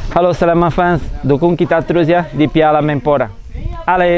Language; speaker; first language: Indonesian; non-native, fluent; Portuguese